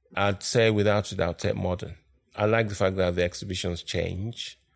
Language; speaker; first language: English; non-native, local second language; Yoruba